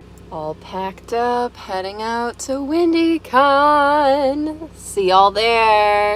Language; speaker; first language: English; native; English